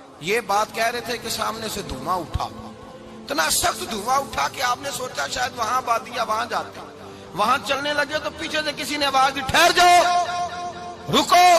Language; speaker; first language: Urdu; non-native, local second language; Punjabi